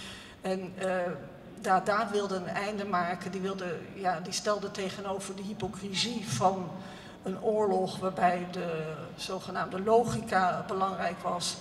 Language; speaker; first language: Dutch; native; Dutch